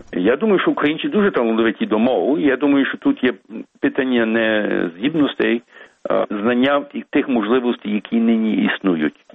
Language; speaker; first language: Ukrainian; early bilingual, heritage; Ukrainian